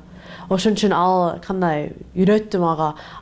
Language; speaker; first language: Kyrgyz; non-native, learner; English